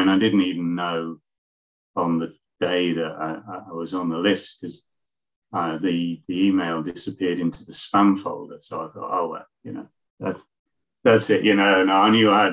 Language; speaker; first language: English; native; English